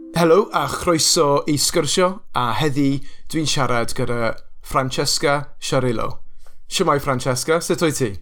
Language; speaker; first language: Welsh; non-native, local second language; English